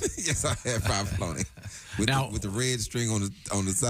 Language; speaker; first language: English; native; English